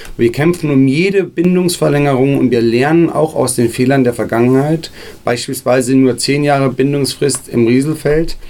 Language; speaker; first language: German; native; German